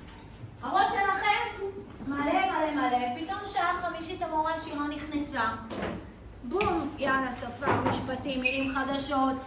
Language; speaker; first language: Hebrew; native; Hebrew